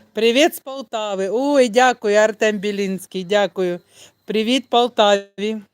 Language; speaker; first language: Ukrainian; native; Ukrainian